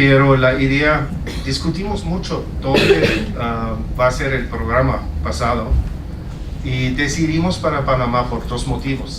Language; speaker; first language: Spanish; non-native, fluent; German